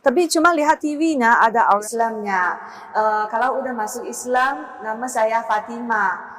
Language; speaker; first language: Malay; non-native, learner; Chinese